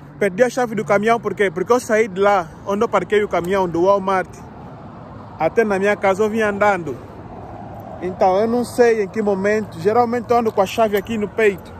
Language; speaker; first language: Portuguese; native; Portuguese